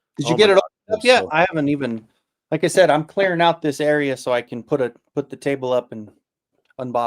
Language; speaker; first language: English; native; English